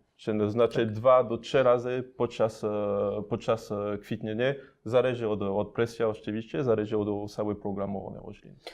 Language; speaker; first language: Polish; non-native, learner; French